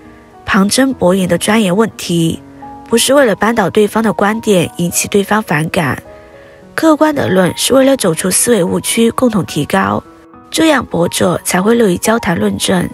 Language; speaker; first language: Chinese; native; Chinese